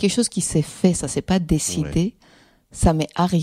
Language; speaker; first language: French; non-native, fluent; Greek